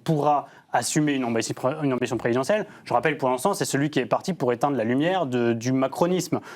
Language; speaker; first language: French; native; French